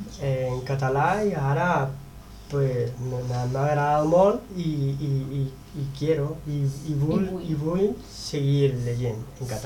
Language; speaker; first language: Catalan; non-native, learner; Spanish